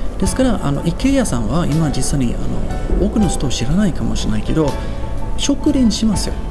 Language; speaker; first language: Japanese; non-native, fluent; Swedish